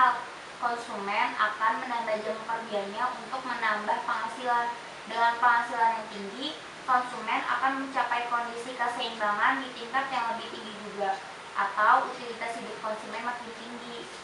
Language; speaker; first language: Indonesian; native; Indonesian